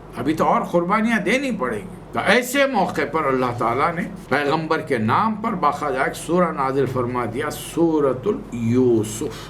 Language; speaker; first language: Urdu; native; Urdu